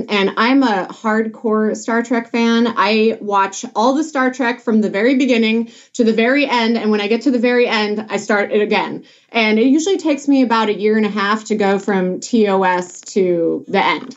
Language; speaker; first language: English; native; English